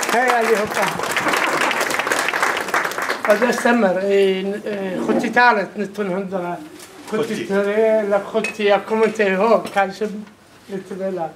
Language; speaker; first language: Swedish; non-native, fluent; Arabic